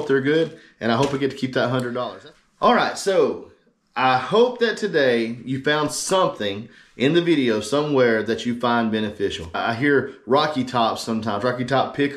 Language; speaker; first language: English; native; English